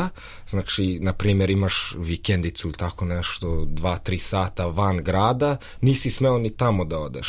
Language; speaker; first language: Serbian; early bilingual, heritage; Serbian